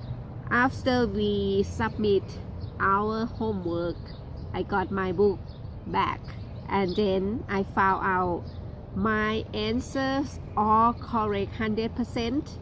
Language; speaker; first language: English; non-native, learner; Thai